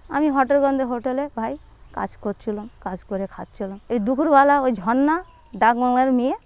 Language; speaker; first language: Bangla; non-native, local second language; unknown